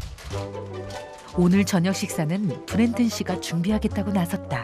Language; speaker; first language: Korean; native; Korean